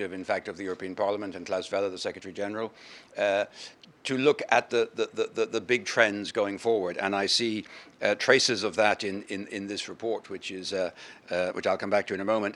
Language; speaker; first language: English; native; English